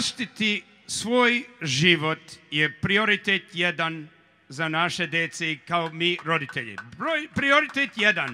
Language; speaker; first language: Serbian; early bilingual, heritage; Serbian